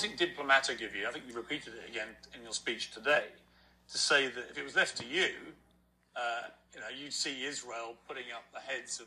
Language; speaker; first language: English; native; English